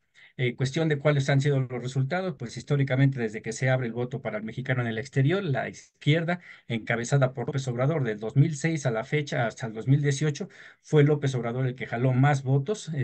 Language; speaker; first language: Spanish; native; Spanish